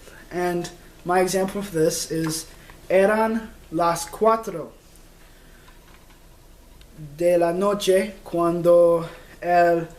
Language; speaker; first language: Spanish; non-native, learner; English